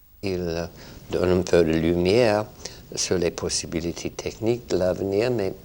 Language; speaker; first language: French; non-native, fluent; English